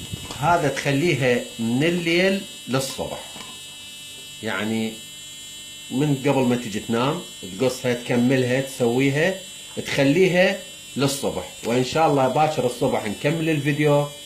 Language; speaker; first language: Arabic; native; Arabic